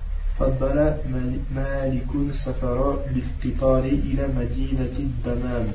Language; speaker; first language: Arabic; non-native, learner; French